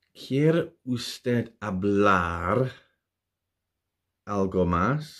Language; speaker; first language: Spanish; non-native, learner; English